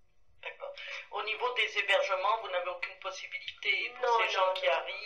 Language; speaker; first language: French; native; French